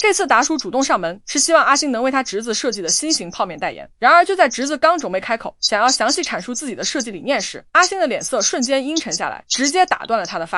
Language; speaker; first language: Chinese; native; Chinese